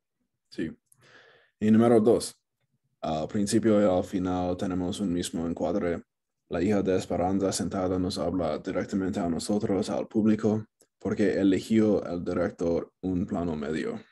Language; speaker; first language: Spanish; non-native, learner; English